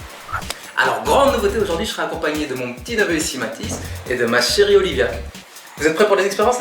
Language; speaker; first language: French; native; French